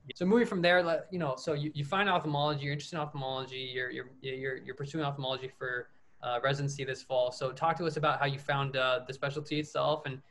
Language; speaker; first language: English; native; English